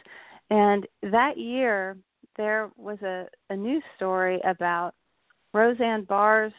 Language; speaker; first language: English; native; English